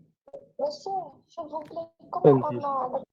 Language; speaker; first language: French; non-native, local second language; Arabic